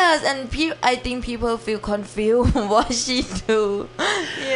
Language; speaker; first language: English; non-native, learner; Thai